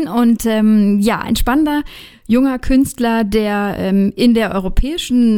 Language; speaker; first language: German; native; German